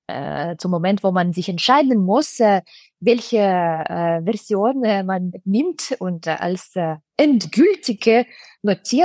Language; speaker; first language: German; non-native, fluent; Russian